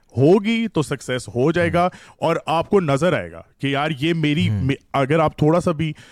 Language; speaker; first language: Urdu; native; Urdu